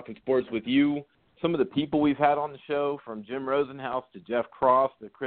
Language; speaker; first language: English; native; English